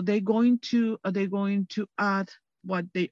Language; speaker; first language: English; non-native, fluent; Spanish